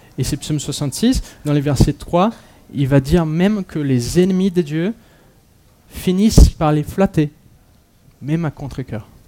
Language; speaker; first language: French; non-native, fluent; Portuguese